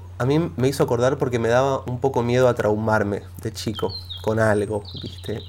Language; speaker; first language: Spanish; native; Spanish